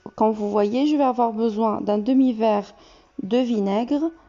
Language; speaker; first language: French; non-native, local second language; Arabic